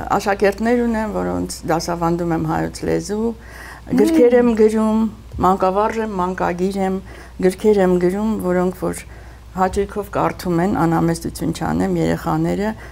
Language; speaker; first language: Armenian; native; Armenian